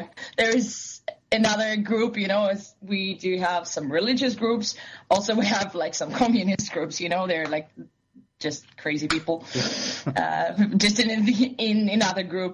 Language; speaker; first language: English; non-native, fluent; Russian